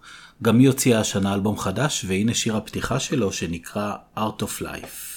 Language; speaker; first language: Hebrew; native; Hebrew